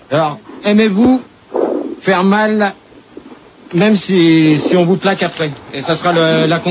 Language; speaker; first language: French; native; French